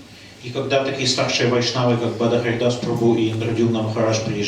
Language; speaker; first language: Russian; native; Russian